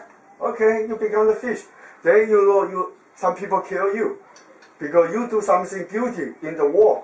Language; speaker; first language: English; non-native, learner; Chinese